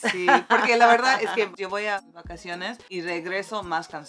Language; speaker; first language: Spanish; early bilingual, heritage; Spanish